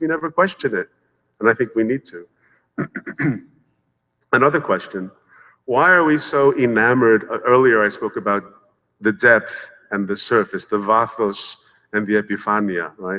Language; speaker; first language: English; native; English